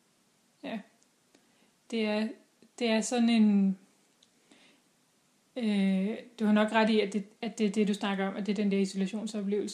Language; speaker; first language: Danish; native; Danish